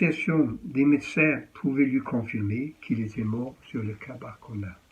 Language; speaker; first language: French; early bilingual, heritage; French